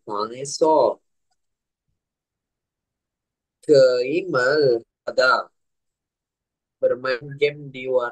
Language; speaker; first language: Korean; non-native, learner; Indonesian